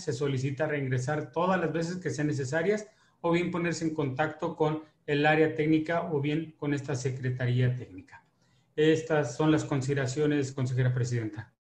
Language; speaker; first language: Spanish; native; Spanish